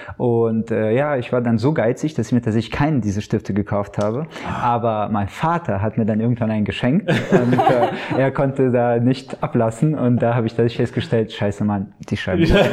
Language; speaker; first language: German; early bilingual, other home language; Russian